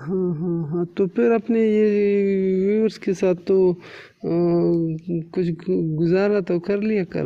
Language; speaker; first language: Hindi; non-native, local second language; Pashto